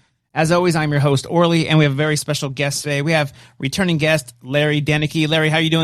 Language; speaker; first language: English; native; English